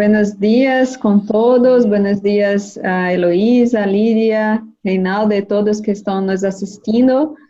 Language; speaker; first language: Spanish; non-native, learner; Portuguese